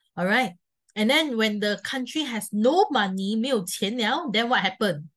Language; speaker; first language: English; non-native, local second language; Chinese